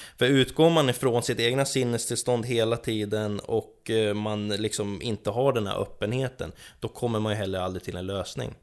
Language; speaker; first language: Swedish; native; Swedish